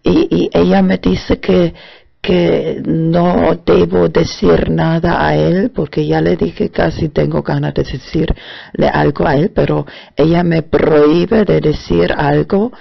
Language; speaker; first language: Spanish; non-native, fluent; German